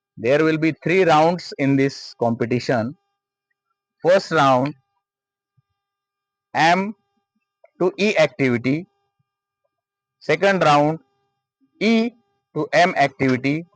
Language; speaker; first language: English; non-native, local second language; Marathi